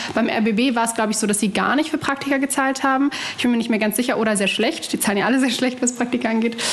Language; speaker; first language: German; early bilingual, other home language; Arabic